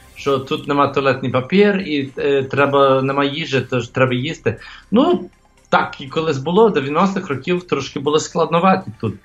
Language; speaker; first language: Ukrainian; early bilingual, heritage; English